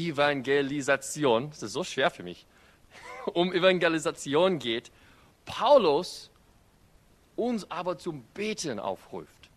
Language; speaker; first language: German; non-native, fluent; English